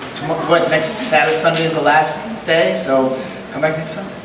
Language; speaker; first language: English; native; English